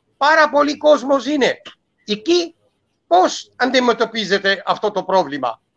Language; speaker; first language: Greek; non-native, fluent; Urdu